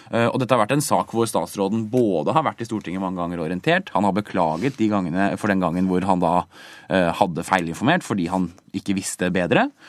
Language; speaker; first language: Norwegian; native; Norwegian